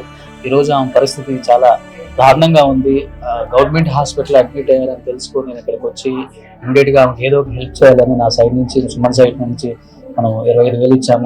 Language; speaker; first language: Telugu; native; Telugu